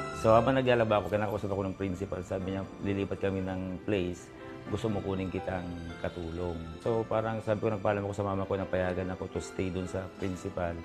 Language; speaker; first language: Filipino; non-native, local second language; Bikol